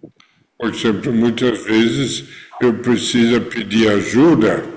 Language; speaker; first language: Portuguese; non-native, fluent; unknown